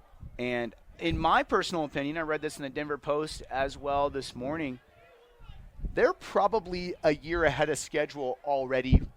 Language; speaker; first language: English; native; English